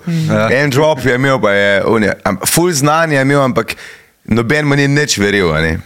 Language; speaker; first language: Slovenian; native; Slovenian